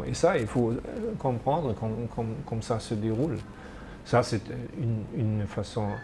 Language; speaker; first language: French; non-native, fluent; German